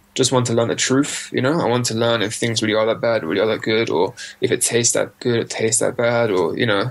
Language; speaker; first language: English; native; English